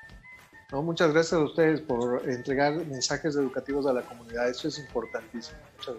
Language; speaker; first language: Spanish; native; Spanish